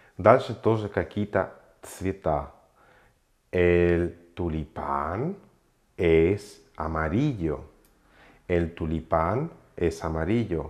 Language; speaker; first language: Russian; non-native, fluent; Spanish